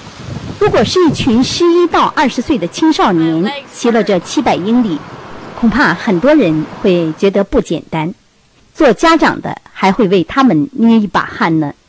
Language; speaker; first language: Chinese; native; Chinese